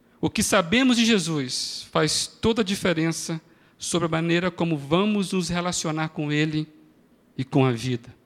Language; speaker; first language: Portuguese; native; Portuguese